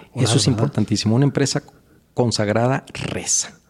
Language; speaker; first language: Spanish; native; Spanish